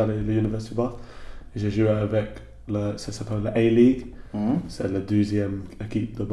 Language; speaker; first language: French; non-native, learner; English